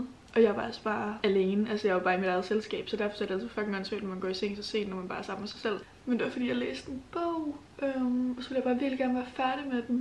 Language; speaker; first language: Danish; native; Danish